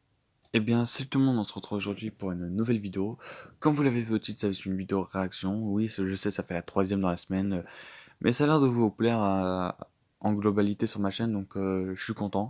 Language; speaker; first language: French; native; French